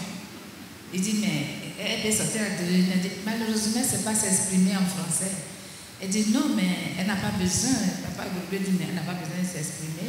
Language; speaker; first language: French; non-native, local second language; Baoulé